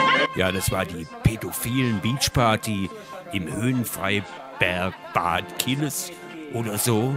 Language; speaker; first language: German; native; German